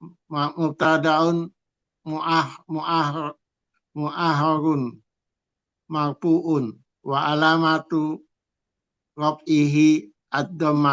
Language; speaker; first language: Arabic; non-native, learner; Indonesian